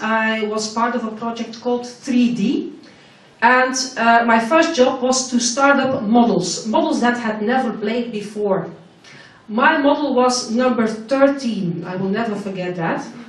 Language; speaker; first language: English; non-native, fluent; Dutch